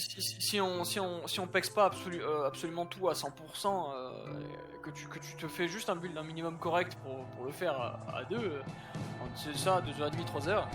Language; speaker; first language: French; native; French